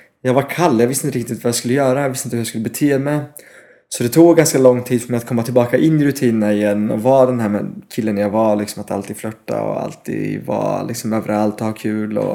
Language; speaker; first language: Swedish; non-native, fluent; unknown